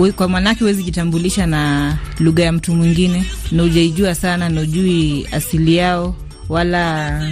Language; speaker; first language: Swahili; non-native, local second language; Luo (Kenya and Tanzania)